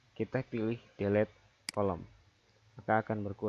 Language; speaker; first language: Indonesian; native; Indonesian